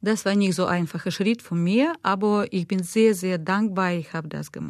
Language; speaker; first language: German; non-native, learner; Russian